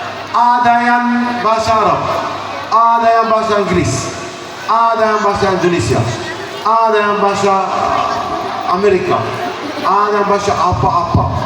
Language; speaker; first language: Indonesian; non-native, learner; Arabic